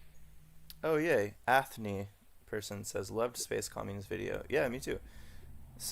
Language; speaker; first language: English; native; English